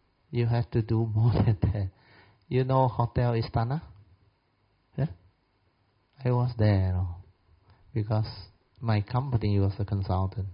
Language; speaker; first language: English; non-native, local second language; Min Nan Chinese